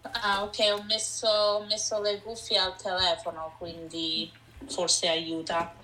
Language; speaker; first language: Italian; early bilingual, heritage; Italian